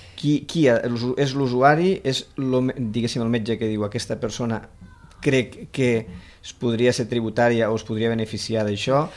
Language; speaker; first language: Catalan; native; Catalan